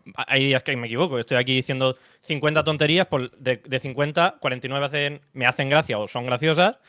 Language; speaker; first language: Spanish; native; Spanish